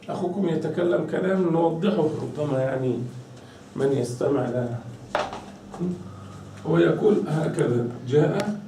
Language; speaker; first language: Arabic; non-native, fluent; Chechen